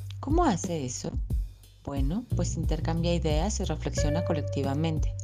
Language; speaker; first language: Spanish; native; Spanish